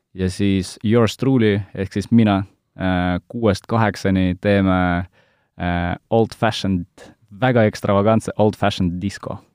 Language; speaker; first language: Estonian; non-native, local second language; Russian